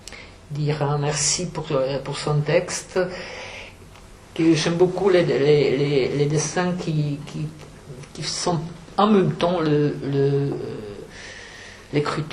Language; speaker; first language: French; non-native, fluent; Czech